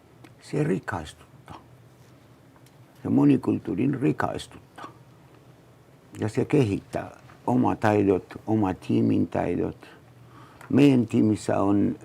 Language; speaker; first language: Finnish; non-native, learner; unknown